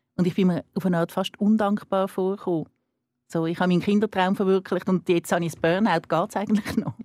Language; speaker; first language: German; native; German